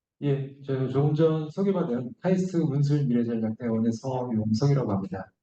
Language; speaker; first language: Korean; native; Korean